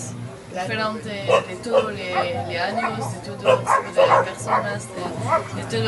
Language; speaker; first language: Spanish; non-native, learner; French